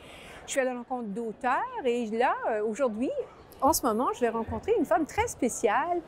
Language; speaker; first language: French; native; French